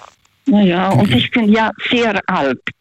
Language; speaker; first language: German; non-native, fluent; Russian